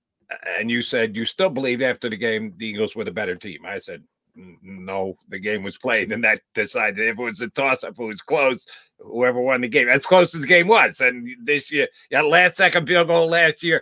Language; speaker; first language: English; native; English